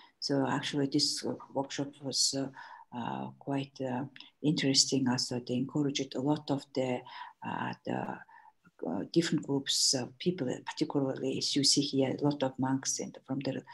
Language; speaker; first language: English; non-native, learner; Mongolian